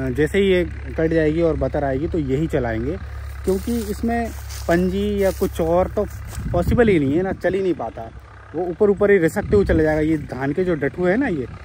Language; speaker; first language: Hindi; native; Hindi